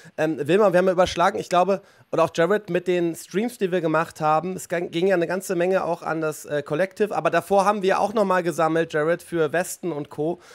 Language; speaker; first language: German; native; German